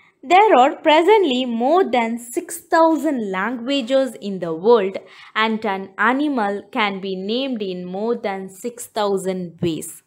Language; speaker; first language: English; non-native, local second language; Tamil